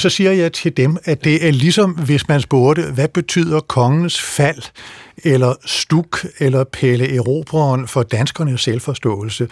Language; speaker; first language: Danish; native; Danish